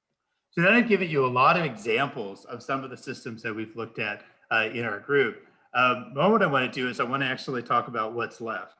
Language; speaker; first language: English; native; English